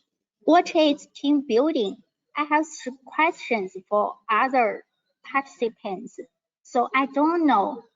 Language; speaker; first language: English; non-native, learner; Chinese